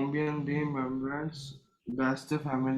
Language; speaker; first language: French; non-native, learner; Sinhala